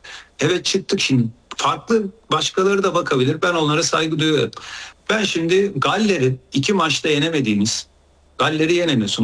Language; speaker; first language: Turkish; native; Turkish